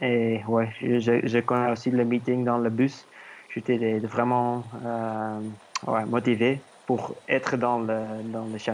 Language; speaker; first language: French; non-native, learner; Dutch